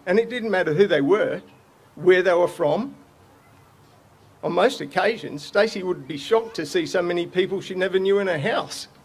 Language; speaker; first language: English; native; English